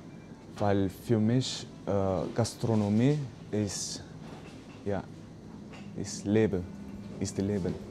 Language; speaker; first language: German; non-native, learner; Italian